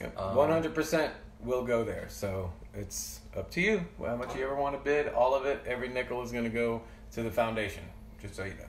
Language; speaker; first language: English; native; English